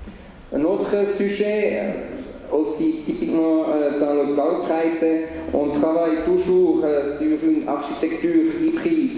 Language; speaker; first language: French; non-native, local second language; Swiss German